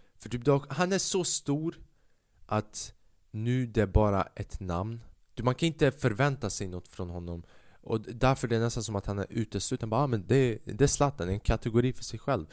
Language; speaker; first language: Swedish; early bilingual, other home language; Albanian